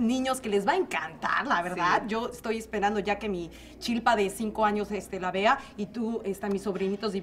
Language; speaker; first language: Spanish; native; Spanish